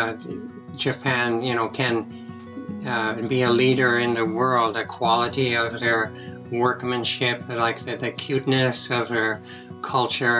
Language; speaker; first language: English; native; English